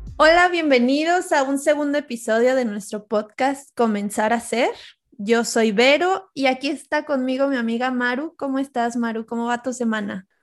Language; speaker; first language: Spanish; native; Spanish